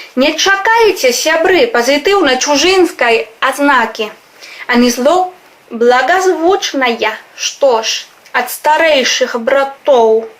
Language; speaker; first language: Belarusian; non-native, fluent; Spanish